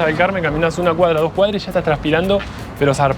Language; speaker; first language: Spanish; native; Spanish